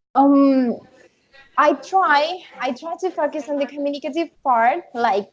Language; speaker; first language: English; non-native, fluent; Spanish